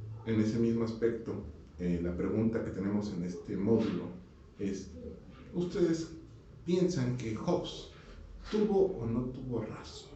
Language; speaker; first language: Spanish; native; Spanish